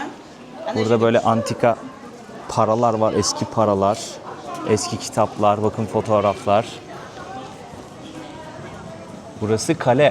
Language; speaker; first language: Turkish; native; Turkish